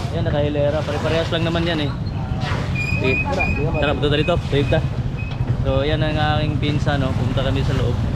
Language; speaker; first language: Filipino; non-native, local second language; Cebuano